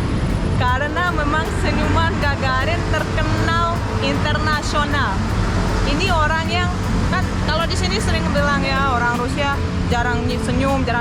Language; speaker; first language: Indonesian; non-native, fluent; Russian